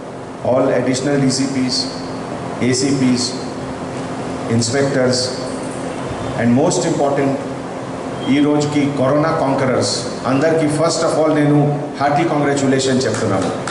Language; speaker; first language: Telugu; non-native, fluent; Hindi